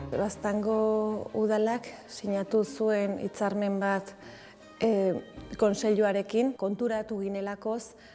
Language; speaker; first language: Basque; native; Basque